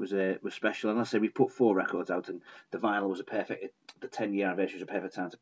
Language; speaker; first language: English; native; English